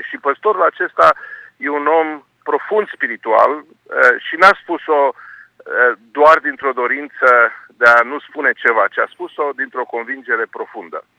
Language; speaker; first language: Romanian; native; Romanian